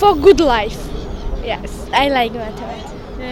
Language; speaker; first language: English; non-native, learner; Kurdish